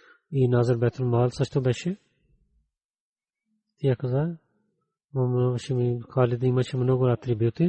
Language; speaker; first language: Bulgarian; non-native, learner; Urdu